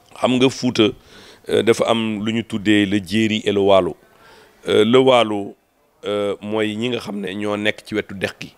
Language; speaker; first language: French; non-native, local second language; Fula